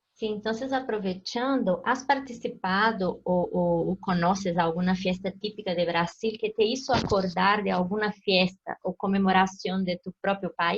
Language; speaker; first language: Spanish; non-native, fluent; Portuguese